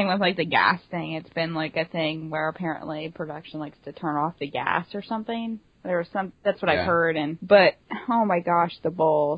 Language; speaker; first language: English; native; English